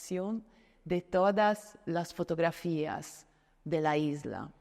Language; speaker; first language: Spanish; non-native, fluent; Italian